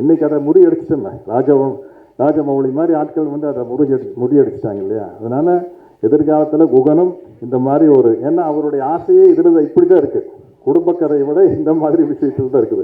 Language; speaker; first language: Tamil; native; Tamil